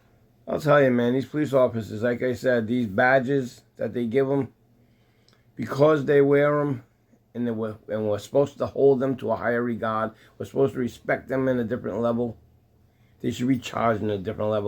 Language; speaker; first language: English; native; English